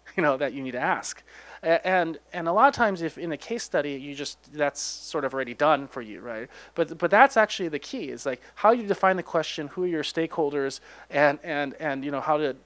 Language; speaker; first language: English; native; English